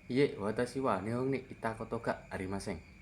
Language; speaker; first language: Japanese; non-native, learner; Indonesian